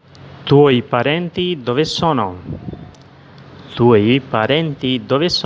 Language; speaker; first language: Italian; non-native, learner; Urdu